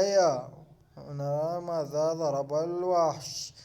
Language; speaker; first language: Arabic; native; Arabic